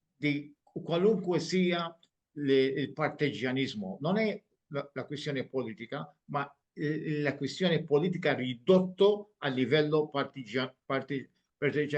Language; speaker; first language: Italian; non-native, fluent; Maltese